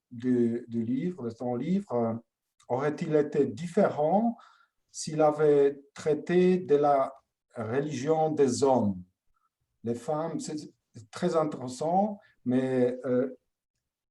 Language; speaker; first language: French; non-native, fluent; Polish